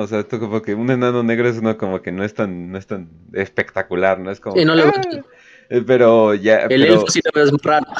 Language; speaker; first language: Spanish; native; Spanish